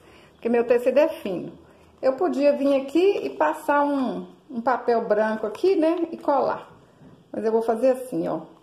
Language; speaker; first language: Portuguese; native; Portuguese